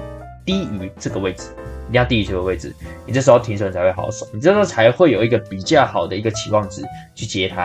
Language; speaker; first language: Chinese; native; Chinese